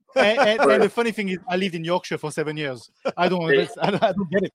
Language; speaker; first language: English; non-native, fluent; French